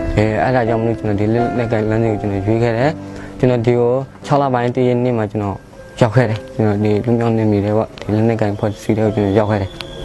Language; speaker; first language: Burmese; non-native, local second language; S'gaw Karen